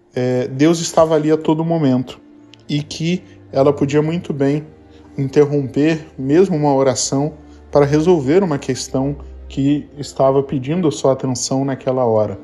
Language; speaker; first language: Portuguese; native; Portuguese